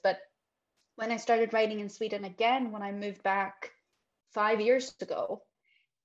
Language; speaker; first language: English; non-native, fluent; Swedish